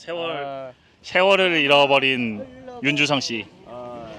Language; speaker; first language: Korean; native; Korean